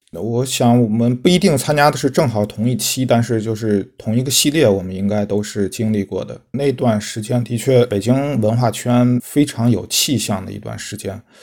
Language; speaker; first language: Chinese; native; Chinese